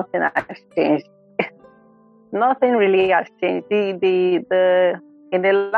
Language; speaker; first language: English; non-native, local second language; Igbo